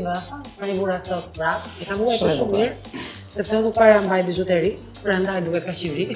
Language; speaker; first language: Albanian; native; Albanian